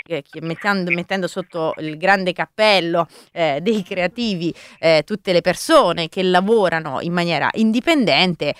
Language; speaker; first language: Italian; native; Italian